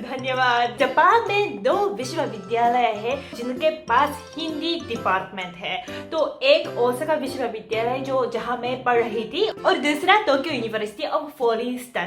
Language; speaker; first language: Hindi; non-native, fluent; Japanese